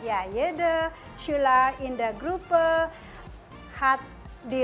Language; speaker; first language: German; non-native, fluent; Indonesian